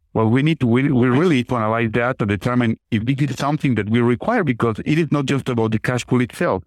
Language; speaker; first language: English; non-native, fluent; Spanish